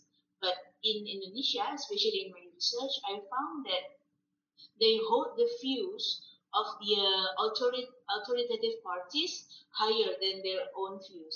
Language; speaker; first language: English; non-native, fluent; Malay